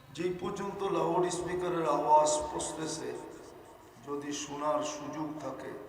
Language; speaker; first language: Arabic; non-native, fluent; Bangla